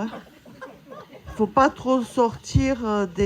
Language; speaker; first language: French; native; French